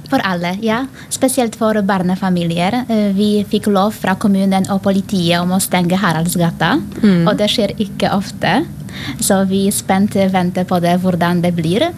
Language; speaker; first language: Norwegian; non-native, fluent; Filipino